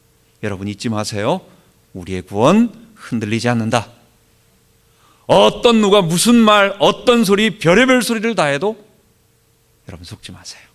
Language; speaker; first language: Korean; native; Korean